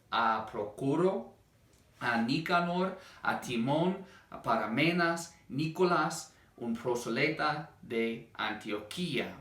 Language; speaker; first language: Spanish; non-native, fluent; English